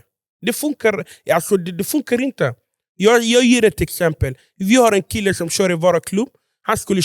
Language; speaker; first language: Swedish; non-native, fluent; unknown